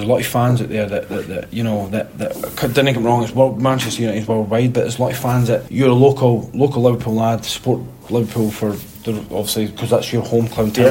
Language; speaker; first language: English; native; English